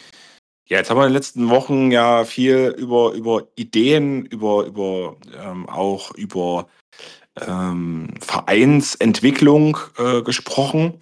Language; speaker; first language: German; native; German